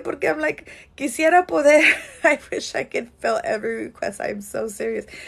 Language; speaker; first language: English; early bilingual, other home language; Spanish